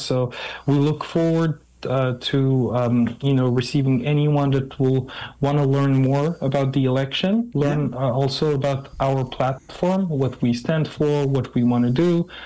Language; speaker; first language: English; non-native, fluent; French